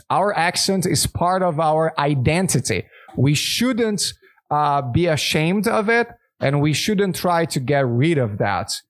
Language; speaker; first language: English; non-native, fluent; Portuguese